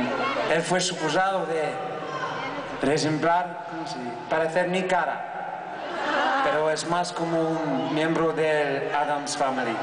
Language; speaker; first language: Spanish; non-native, learner; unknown